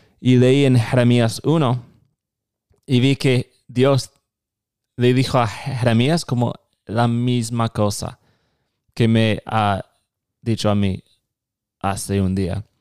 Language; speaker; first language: Spanish; non-native, fluent; English